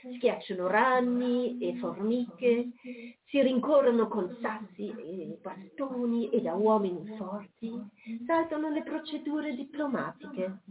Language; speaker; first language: Italian; non-native, fluent; German